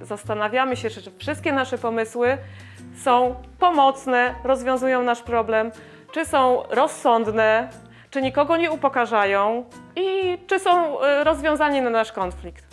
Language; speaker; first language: Polish; native; Polish